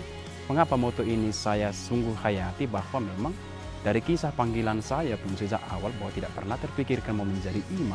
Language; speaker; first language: Indonesian; native; Indonesian